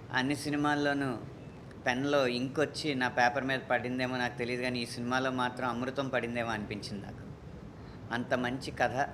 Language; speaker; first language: Telugu; native; Telugu